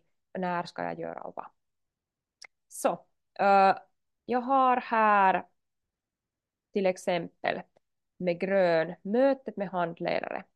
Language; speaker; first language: Swedish; non-native, local second language; Finnish